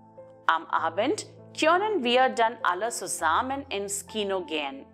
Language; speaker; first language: German; non-native, fluent; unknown